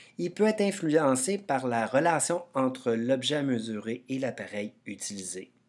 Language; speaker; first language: French; native; French